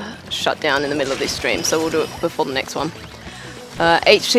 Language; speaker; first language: English; native; English